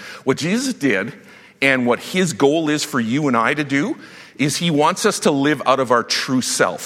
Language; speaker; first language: English; native; English